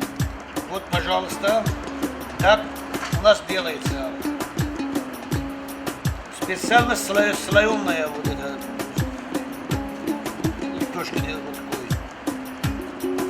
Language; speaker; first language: Russian; non-native, fluent; Tajik